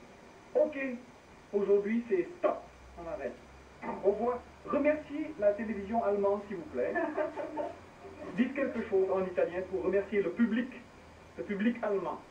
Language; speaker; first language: French; non-native, fluent; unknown